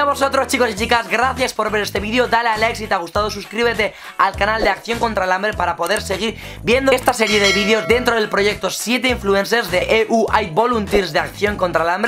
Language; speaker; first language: Spanish; native; Spanish